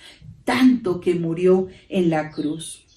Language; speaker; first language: Spanish; native; Spanish